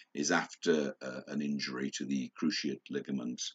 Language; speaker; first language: English; native; English